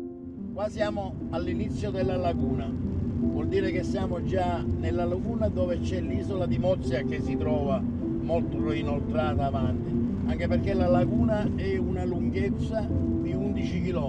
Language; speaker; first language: Italian; native; Italian